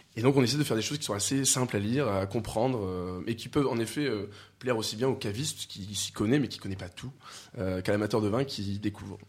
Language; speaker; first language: French; native; French